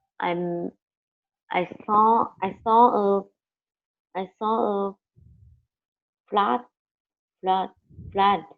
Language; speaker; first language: English; non-native, learner; Vietnamese